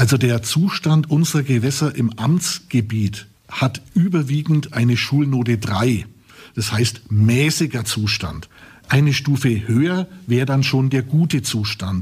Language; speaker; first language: German; native; German